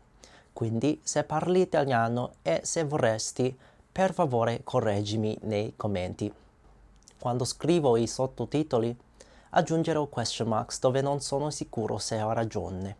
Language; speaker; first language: Italian; non-native, learner; English